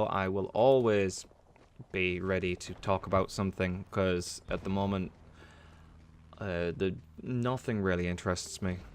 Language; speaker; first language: English; native; English